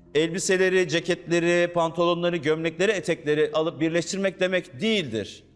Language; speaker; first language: Turkish; native; Turkish